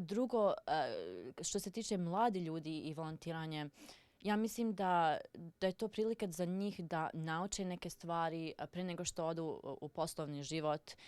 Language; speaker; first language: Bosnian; early bilingual, heritage; Serbian